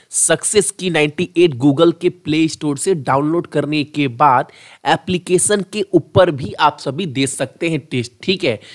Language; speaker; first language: Hindi; native; Hindi